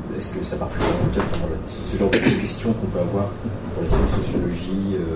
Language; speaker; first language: French; native; French